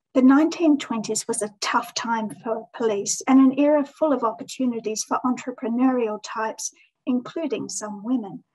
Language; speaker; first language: English; native; English